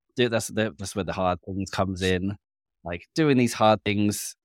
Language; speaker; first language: English; native; English